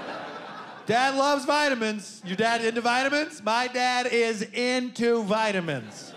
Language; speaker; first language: English; native; English